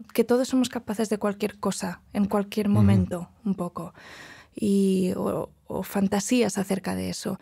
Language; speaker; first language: Spanish; non-native, local second language; Galician